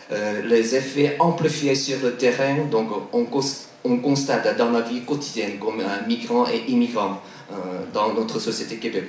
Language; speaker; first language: French; non-native, fluent; Korean